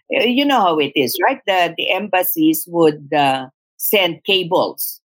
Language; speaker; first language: English; non-native, local second language; Tausug